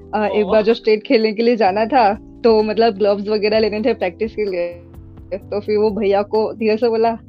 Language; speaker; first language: Hindi; native; Hindi